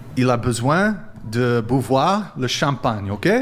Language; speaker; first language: French; non-native, learner; English